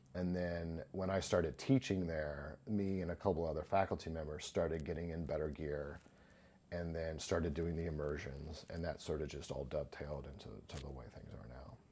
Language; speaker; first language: English; native; English